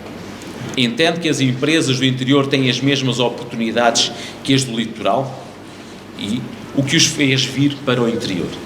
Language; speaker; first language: Portuguese; native; Portuguese